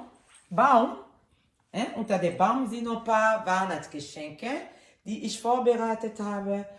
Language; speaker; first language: German; non-native, fluent; Lingala